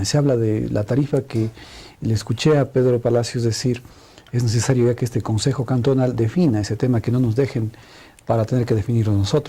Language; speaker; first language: Spanish; native; Spanish